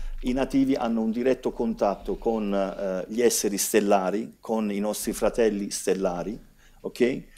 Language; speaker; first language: Italian; early bilingual, heritage; Italian